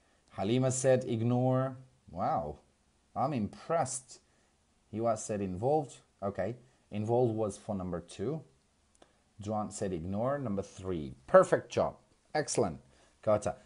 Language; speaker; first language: English; non-native, fluent; Central Kurdish